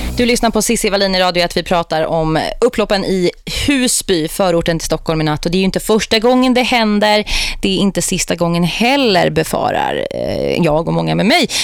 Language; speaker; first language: Swedish; native; Swedish